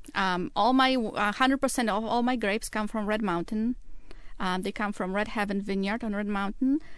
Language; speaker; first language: English; non-native, fluent; Polish